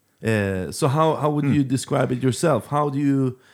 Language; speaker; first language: English; non-native, fluent; Swedish